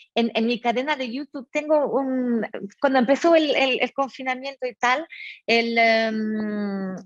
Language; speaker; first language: Spanish; non-native, fluent; French